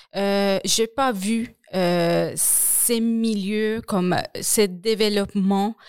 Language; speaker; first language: French; non-native, fluent; Spanish